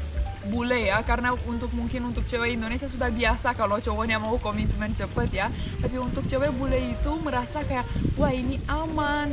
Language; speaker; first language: Indonesian; non-native, fluent; Romanian